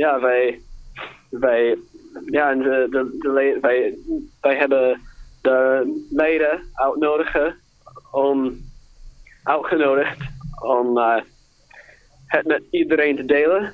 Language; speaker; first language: Dutch; non-native, learner; English